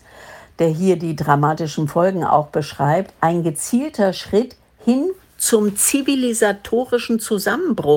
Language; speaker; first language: German; native; German